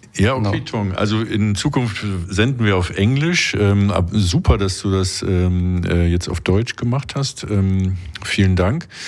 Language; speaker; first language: German; native; German